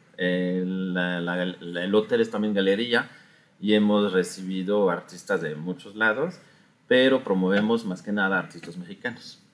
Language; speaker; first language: Spanish; non-native, fluent; French